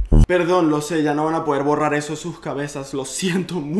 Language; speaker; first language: Spanish; native; Spanish